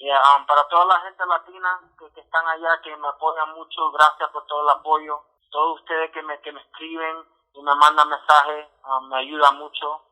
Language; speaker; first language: Spanish; early bilingual, other home language; English